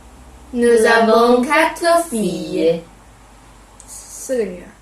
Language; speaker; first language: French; non-native, learner; Chinese